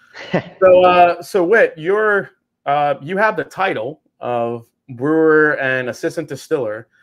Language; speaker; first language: English; native; English